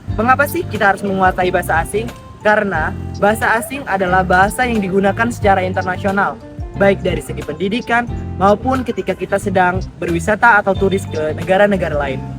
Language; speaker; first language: Indonesian; non-native, local second language; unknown